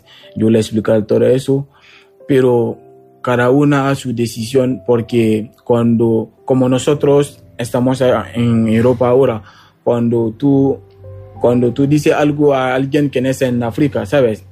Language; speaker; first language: Spanish; non-native, learner; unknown